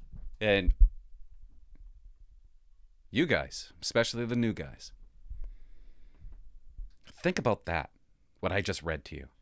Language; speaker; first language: English; native; English